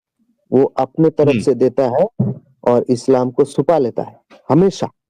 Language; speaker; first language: Hindi; non-native, local second language; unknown